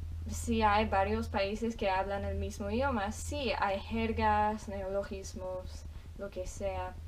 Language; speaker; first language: Spanish; non-native, fluent; English